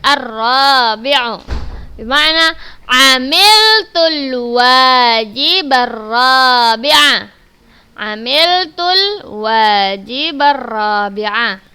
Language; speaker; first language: Arabic; non-native, fluent; Indonesian